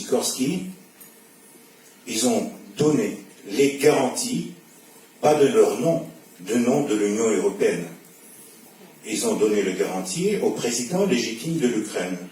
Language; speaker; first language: French; non-native, fluent; Russian